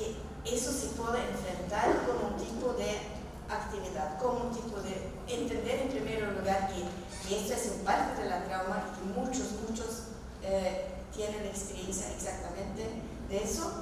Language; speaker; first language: Spanish; non-native, fluent; Norwegian